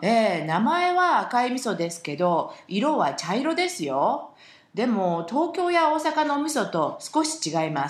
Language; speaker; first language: Japanese; native; Japanese